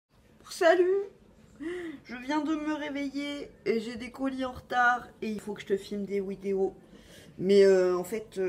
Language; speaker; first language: French; native; French